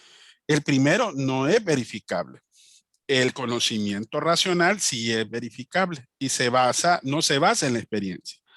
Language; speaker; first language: Spanish; native; Spanish